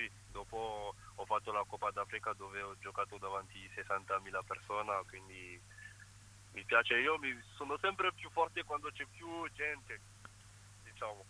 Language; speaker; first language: Italian; non-native, fluent; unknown